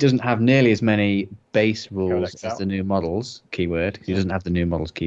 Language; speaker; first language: English; native; English